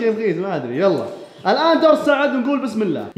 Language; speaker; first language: Arabic; native; Arabic